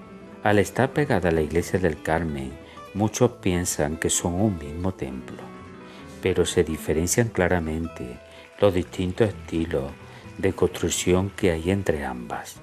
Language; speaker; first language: Spanish; native; Spanish